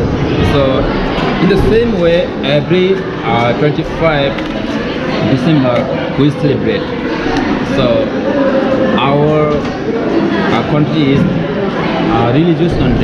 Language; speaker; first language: English; non-native, learner; Nepali